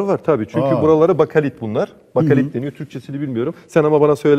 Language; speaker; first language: Turkish; early bilingual, other home language; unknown